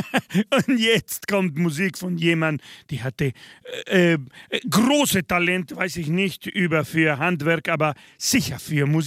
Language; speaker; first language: German; non-native, fluent; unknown